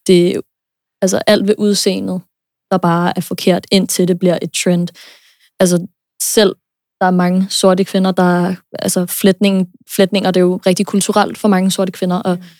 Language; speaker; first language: Danish; early bilingual, other home language; English